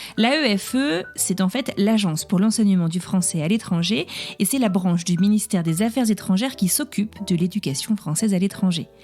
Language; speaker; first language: French; native; French